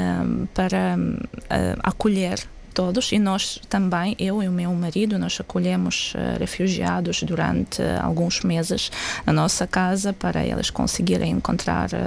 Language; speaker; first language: Portuguese; non-native, fluent; Ukrainian